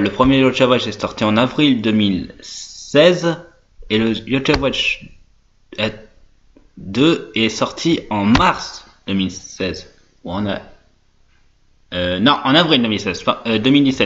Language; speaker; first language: French; native; French